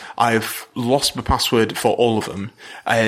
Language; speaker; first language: English; native; English